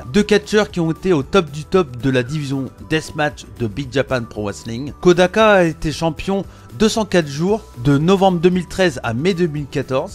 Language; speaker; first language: French; native; French